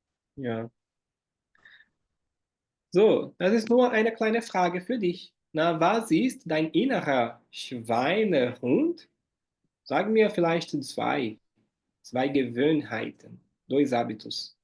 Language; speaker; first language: German; non-native, fluent; Portuguese